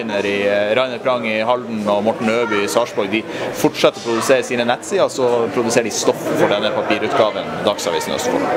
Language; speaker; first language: Norwegian; native; Norwegian